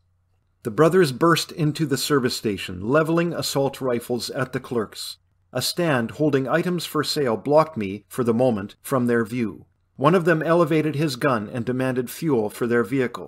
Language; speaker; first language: English; native; English